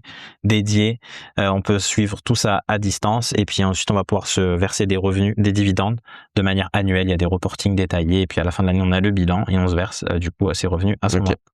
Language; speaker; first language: French; native; French